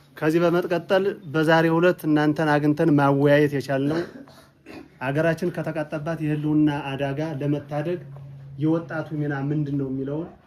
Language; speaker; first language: Amharic; native; Amharic